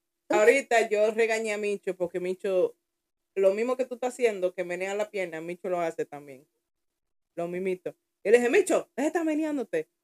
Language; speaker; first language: Spanish; early bilingual, heritage; Spanish